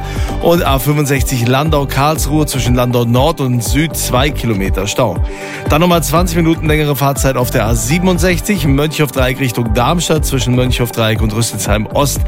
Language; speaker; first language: German; native; German